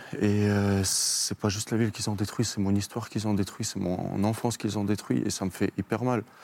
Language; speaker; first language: French; non-native, fluent; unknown